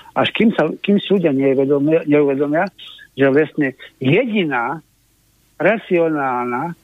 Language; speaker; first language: Slovak; native; Slovak